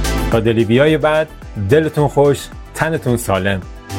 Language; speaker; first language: Persian; native; Persian